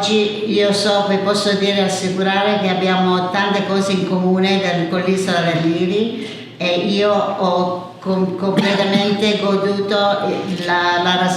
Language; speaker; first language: Italian; early bilingual, heritage; English